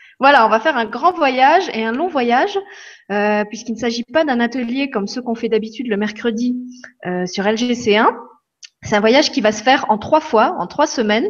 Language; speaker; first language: French; native; French